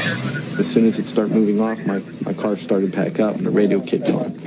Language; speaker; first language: English; native; English